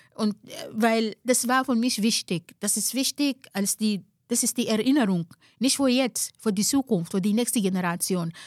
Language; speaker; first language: German; non-native, fluent; Arabic